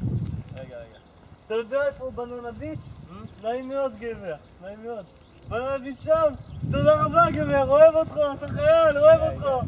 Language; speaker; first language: Hebrew; non-native, learner; French